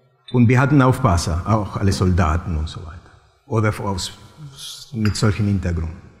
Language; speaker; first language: German; non-native, fluent; Spanish